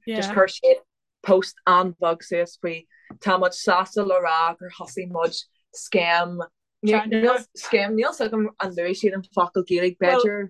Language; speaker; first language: Irish; non-native, local second language; English